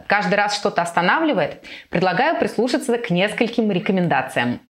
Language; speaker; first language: Russian; native; Russian